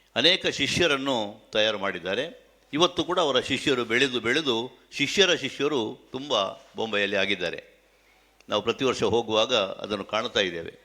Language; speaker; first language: Kannada; native; Kannada